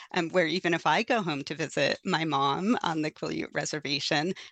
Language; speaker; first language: English; native; English